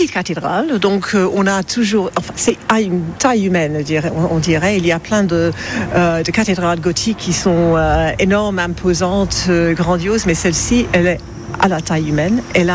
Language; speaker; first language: French; non-native, fluent; English